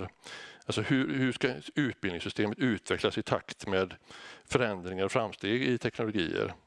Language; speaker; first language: Swedish; native; Swedish